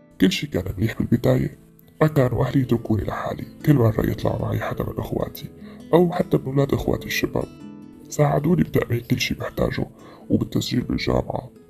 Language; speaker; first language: Arabic; native; Arabic